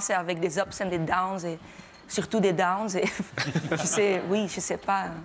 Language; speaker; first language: French; non-native, local second language; Dutch